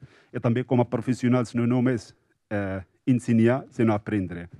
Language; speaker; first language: Catalan; non-native, local second language; Spanish